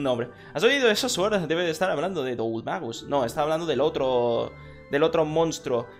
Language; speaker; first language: Spanish; native; Spanish